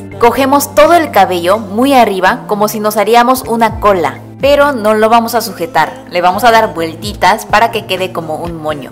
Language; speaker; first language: Spanish; non-native, fluent; Korean